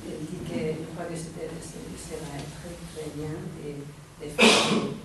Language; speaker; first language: French; non-native, fluent; Spanish